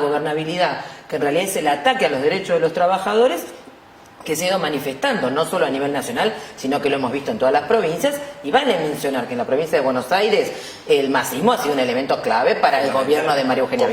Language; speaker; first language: Spanish; native; Spanish